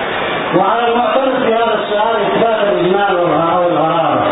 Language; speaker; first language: Arabic; native; Arabic